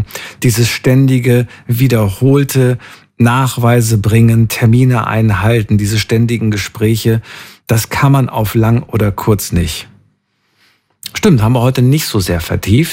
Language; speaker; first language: German; native; German